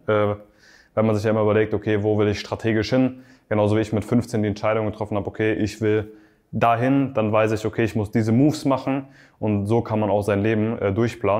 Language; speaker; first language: German; native; German